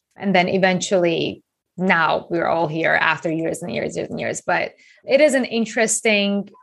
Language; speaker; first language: English; non-native, fluent; Persian